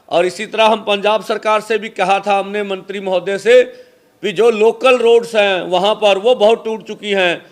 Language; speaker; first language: Hindi; non-native, local second language; Punjabi